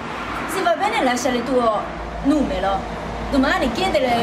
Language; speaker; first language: Italian; non-native, learner; Chinese